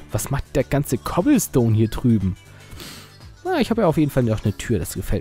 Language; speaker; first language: German; native; German